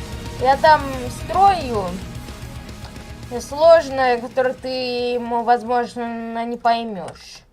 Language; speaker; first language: Russian; native; Russian